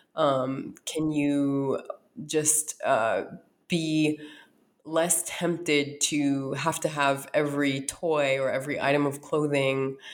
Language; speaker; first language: English; native; English